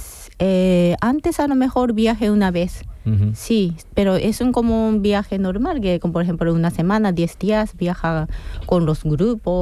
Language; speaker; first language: Spanish; non-native, fluent; Japanese